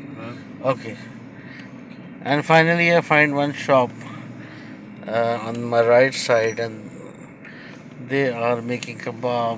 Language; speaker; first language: English; non-native, fluent; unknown